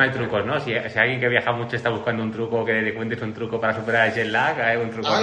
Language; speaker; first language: Spanish; native; Spanish